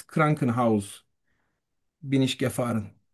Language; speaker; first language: German; non-native, fluent; Turkish